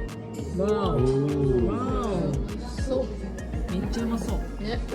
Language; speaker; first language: Japanese; native; Japanese